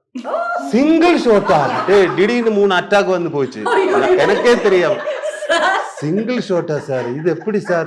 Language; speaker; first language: Tamil; non-native, learner; Malayalam